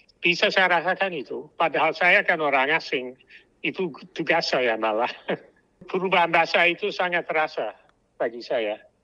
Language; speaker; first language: Indonesian; non-native, fluent; English